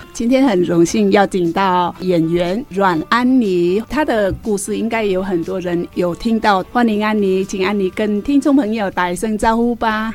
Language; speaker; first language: Chinese; non-native, fluent; Vietnamese